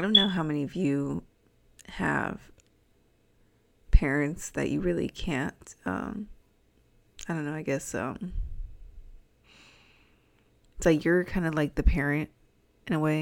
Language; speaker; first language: English; native; English